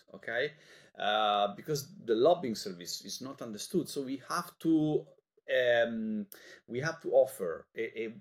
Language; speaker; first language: English; non-native, fluent; Italian